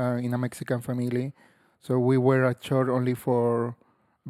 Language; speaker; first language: English; non-native, learner; Spanish